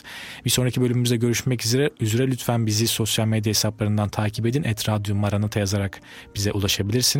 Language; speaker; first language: Turkish; native; Turkish